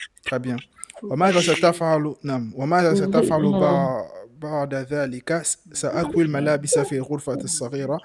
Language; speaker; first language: Arabic; non-native, fluent; French